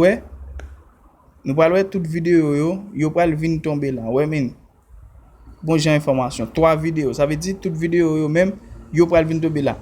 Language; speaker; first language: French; non-native, learner; Haitian Creole